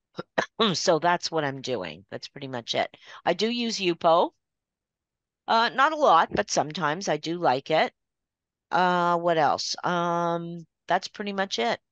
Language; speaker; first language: English; native; English